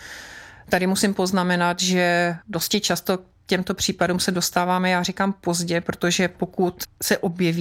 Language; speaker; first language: Czech; native; Czech